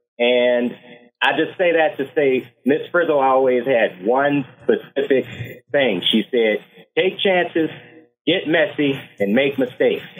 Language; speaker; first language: English; native; English